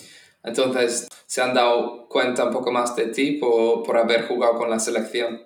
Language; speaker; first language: Spanish; non-native, fluent; English